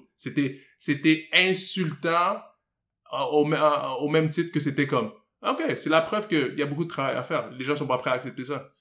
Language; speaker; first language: French; native; French